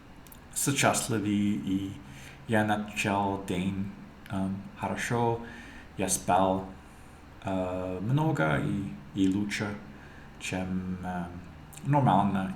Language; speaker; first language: Russian; non-native, learner; English